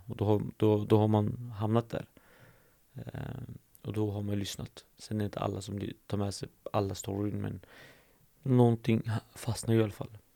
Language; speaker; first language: Swedish; early bilingual, other home language; Assyrian Neo-Aramaic